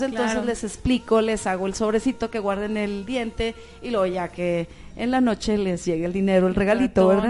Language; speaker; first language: Spanish; native; Spanish